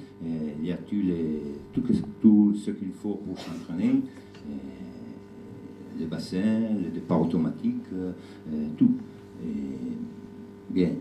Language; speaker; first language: French; non-native, fluent; Italian